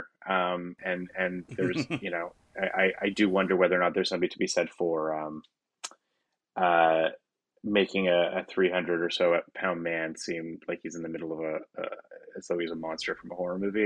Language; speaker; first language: English; native; English